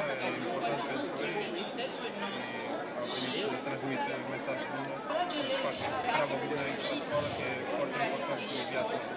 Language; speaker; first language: Romanian; non-native, learner; Portuguese